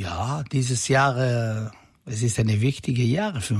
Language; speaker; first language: German; non-native, fluent; Italian